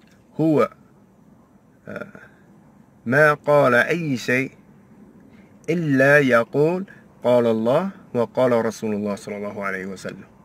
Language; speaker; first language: Arabic; non-native, learner; English